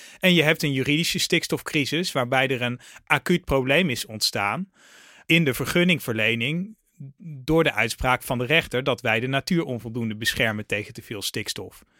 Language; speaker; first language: Dutch; native; Dutch